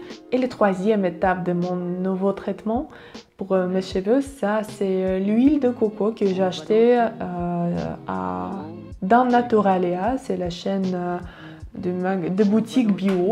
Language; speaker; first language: French; non-native, learner; Russian